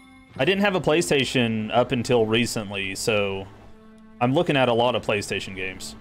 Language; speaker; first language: English; native; English